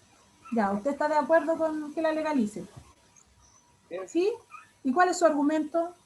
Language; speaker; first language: Spanish; native; Spanish